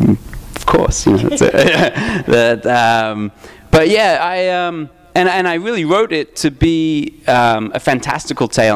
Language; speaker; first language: English; native; English